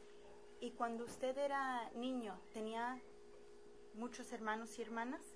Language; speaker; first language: Spanish; early bilingual, heritage; Spanish